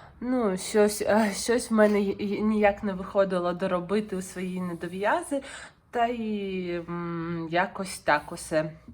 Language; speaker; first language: Ukrainian; non-native, local second language; Russian